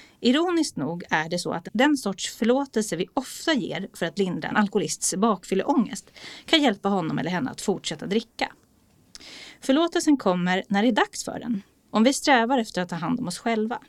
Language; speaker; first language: Swedish; native; Swedish